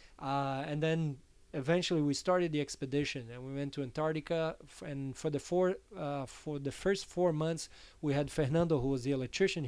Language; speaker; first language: English; non-native, fluent; Portuguese